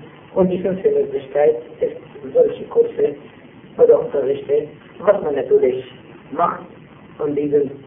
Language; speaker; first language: German; non-native, fluent; Turkish